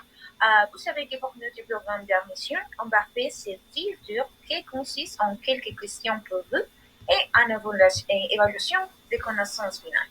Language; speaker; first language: French; non-native, learner; Spanish